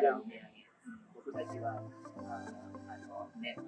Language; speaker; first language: Japanese; non-native, fluent; Indonesian